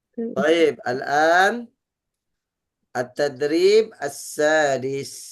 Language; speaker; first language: Arabic; non-native, fluent; Indonesian